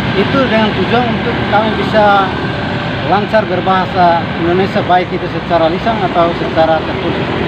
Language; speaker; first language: Indonesian; non-native, fluent; Tetum